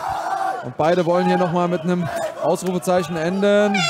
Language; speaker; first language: German; native; German